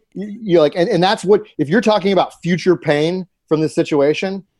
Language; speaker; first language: English; native; English